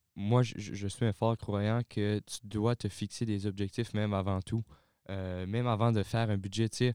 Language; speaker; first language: French; native; French